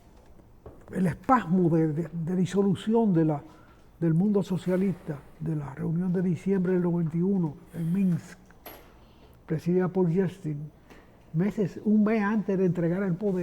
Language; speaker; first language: Spanish; native; Spanish